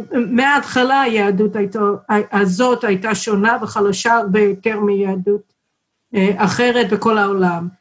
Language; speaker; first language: Hebrew; non-native, fluent; English